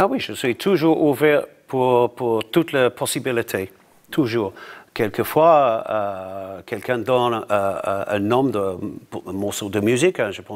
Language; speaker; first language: French; non-native, learner; English